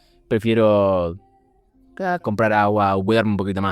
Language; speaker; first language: Spanish; native; Spanish